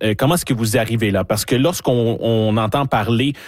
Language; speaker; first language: French; native; French